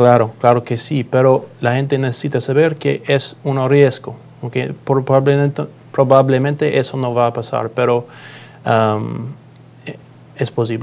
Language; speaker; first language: Spanish; non-native, learner; English